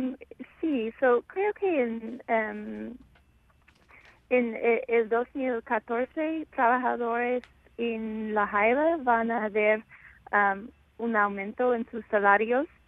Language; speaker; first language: Spanish; non-native, fluent; English